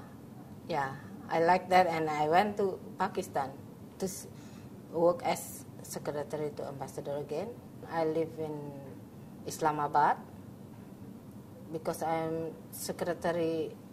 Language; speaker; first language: English; non-native, learner; Indonesian